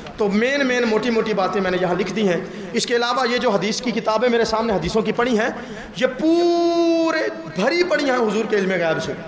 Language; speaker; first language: Urdu; non-native, local second language; Punjabi